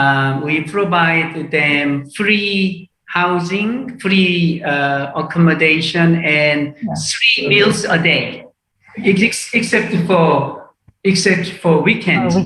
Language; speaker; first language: English; non-native, fluent; Korean